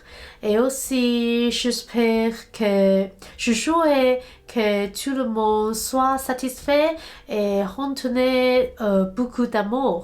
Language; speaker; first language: French; non-native, learner; Cantonese